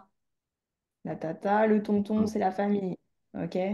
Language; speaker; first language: French; native; French